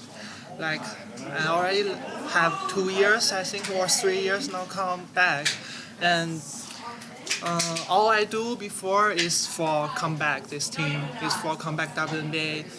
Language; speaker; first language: English; non-native, learner; Chinese